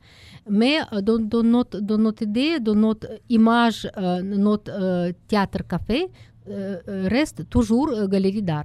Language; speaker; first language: French; non-native, learner; Russian